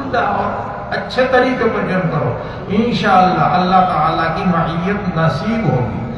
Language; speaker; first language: Urdu; native; Urdu